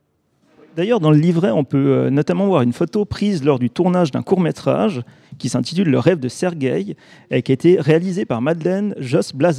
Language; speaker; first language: French; native; French